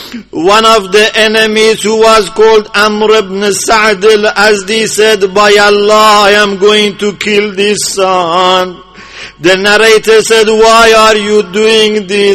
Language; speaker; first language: English; non-native, fluent; Persian